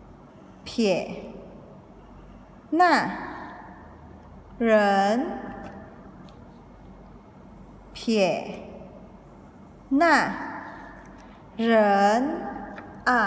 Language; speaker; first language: Chinese; early bilingual, heritage; Indonesian